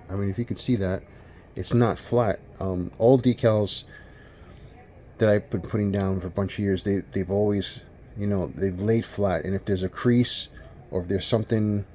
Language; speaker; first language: English; native; English